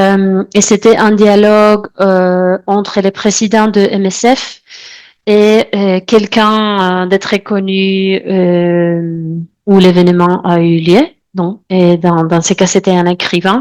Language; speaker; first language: French; non-native, fluent; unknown